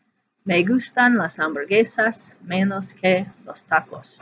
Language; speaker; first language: Spanish; non-native, fluent; English